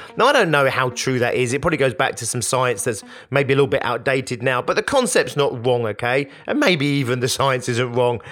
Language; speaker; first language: English; native; English